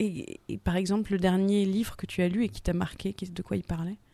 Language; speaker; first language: French; native; French